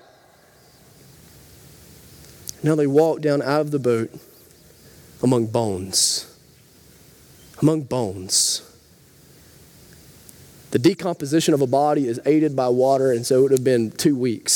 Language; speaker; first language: English; native; English